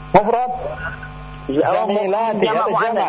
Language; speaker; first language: Arabic; non-native, fluent; Indonesian